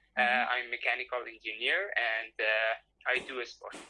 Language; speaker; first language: English; non-native, learner; Persian